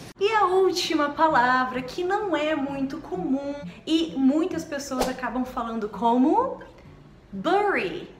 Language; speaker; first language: Portuguese; native; Portuguese